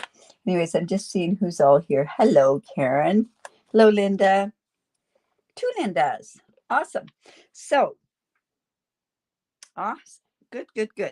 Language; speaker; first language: English; native; English